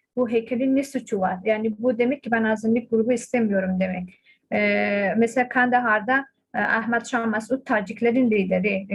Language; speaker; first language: Turkish; non-native, fluent; Persian